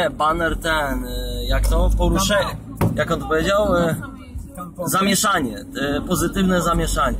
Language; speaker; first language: Polish; native; Polish